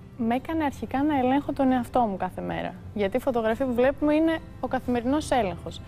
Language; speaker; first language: Greek; early bilingual, heritage; Greek